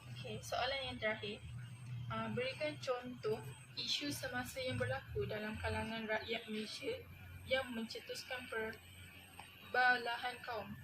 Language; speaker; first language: Malay; native; Malay